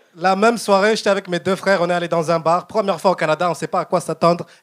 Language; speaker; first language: French; non-native, local second language; Kinyarwanda